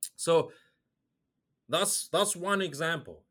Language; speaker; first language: English; non-native, fluent; Chinese